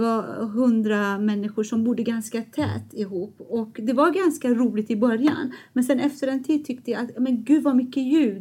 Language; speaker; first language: Swedish; non-native, fluent; Persian